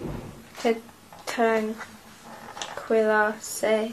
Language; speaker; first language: Spanish; non-native, learner; English